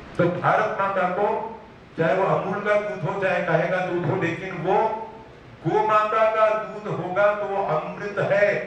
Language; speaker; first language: Hindi; non-native, local second language; Gujarati